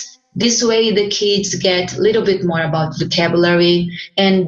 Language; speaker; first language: English; non-native, fluent; Portuguese